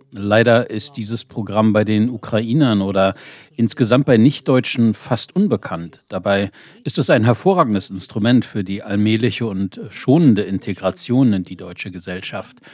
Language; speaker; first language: German; non-native, fluent; Ukrainian